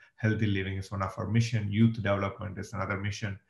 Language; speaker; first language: English; non-native, local second language; Tamil